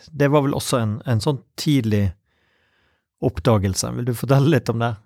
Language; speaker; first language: Norwegian; native; Norwegian